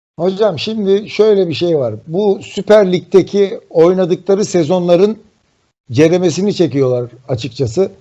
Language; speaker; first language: Turkish; native; Turkish